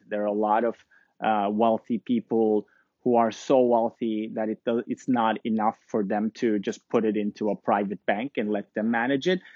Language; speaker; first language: English; non-native, fluent; Turkish